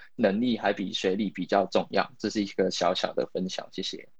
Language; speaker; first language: Chinese; non-native, local second language; Cantonese